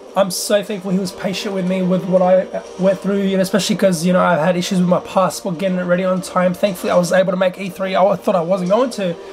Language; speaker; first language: English; native; English